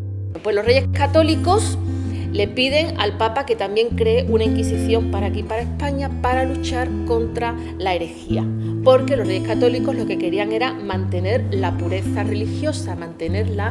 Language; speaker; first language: Spanish; native; Spanish